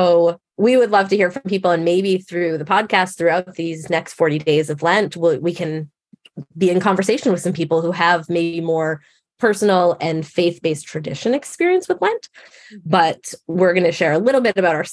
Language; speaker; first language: English; native; English